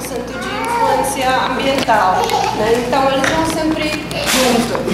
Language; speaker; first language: Portuguese; non-native, fluent; Czech